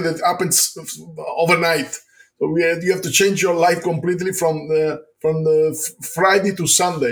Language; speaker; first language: English; non-native, fluent; Italian